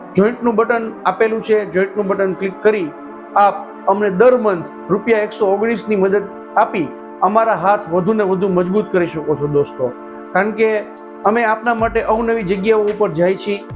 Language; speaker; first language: Gujarati; native; Gujarati